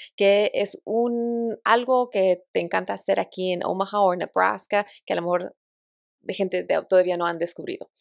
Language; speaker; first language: Spanish; early bilingual, heritage; Spanish